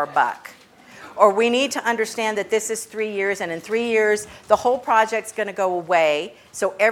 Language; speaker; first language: English; native; English